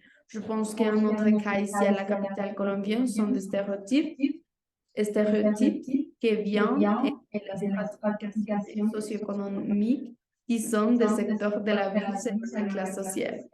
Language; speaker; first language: French; non-native, learner; Spanish